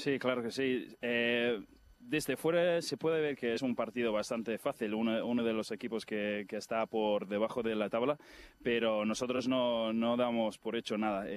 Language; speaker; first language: Spanish; non-native, fluent; English